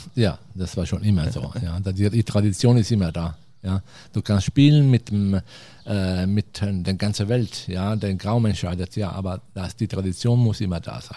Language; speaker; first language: German; non-native, fluent; Italian